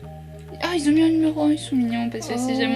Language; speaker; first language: French; native; French